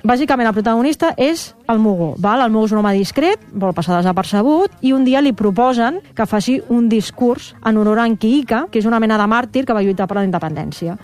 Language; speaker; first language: Catalan; native; Catalan